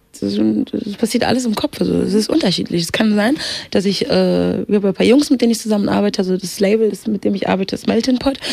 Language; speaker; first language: German; early bilingual, other home language; Swahili